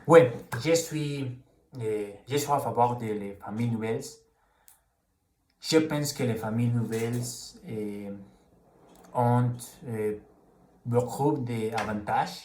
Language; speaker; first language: French; non-native, learner; Spanish